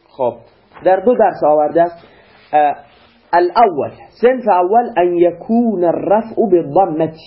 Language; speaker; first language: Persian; non-native, local second language; Baluchi